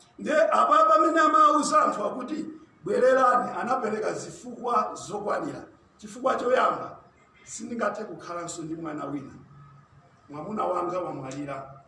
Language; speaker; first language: Nyanja; native; Nyanja